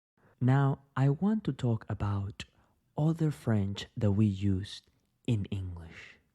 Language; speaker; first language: English; non-native, fluent; Spanish